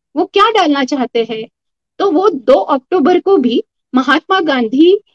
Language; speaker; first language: Hindi; non-native, local second language; Marathi